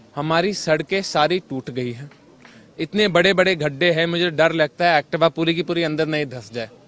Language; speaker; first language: Hindi; native; Hindi